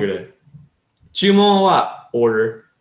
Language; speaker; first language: Japanese; non-native, learner; English